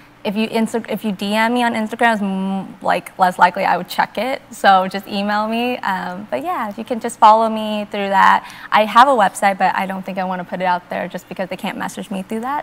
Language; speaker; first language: English; early bilingual, other home language; Vietnamese